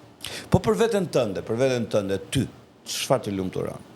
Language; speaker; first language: Albanian; native; Albanian